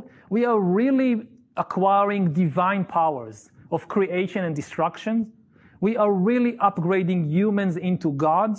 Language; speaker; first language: English; non-native, fluent; Hebrew